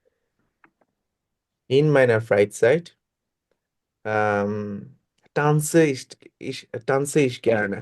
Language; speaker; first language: German; non-native, fluent; Bangla